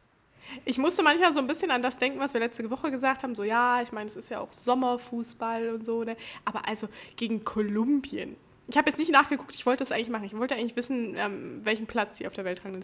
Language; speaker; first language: German; native; German